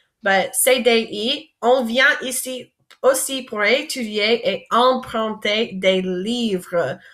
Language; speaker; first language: French; non-native, fluent; English